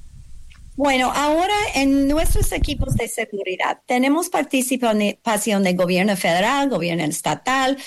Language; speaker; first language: Spanish; non-native, learner; English